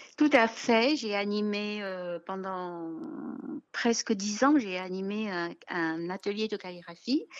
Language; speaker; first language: French; non-native, fluent; Chinese